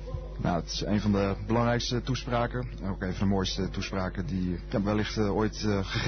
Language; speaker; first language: Dutch; native; Dutch